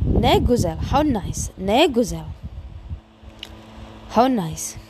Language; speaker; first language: Turkish; non-native, learner; Indonesian